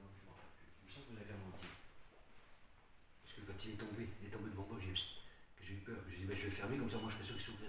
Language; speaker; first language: French; native; French